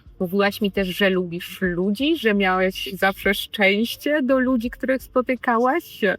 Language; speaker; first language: Polish; native; Polish